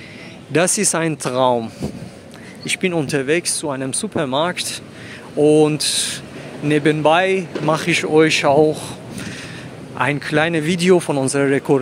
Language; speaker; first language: German; non-native, fluent; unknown